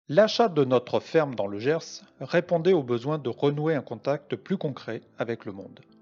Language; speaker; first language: French; native; French